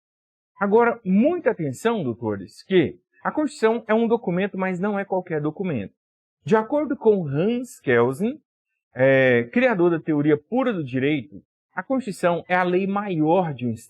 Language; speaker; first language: Portuguese; native; Portuguese